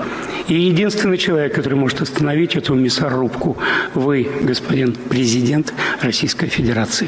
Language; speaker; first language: Russian; native; Russian